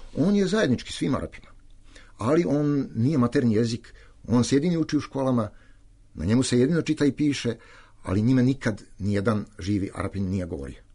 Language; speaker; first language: Serbian; native; Serbian